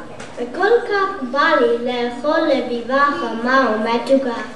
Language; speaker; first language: Hebrew; non-native, learner; English